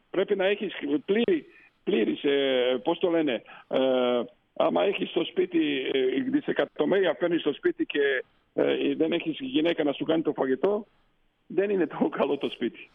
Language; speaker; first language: Greek; non-native, fluent; Slovenian